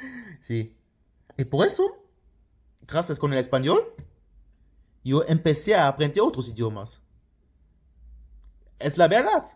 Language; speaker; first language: Spanish; non-native, fluent; Luxembourgish